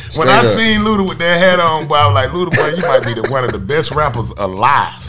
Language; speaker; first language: English; native; English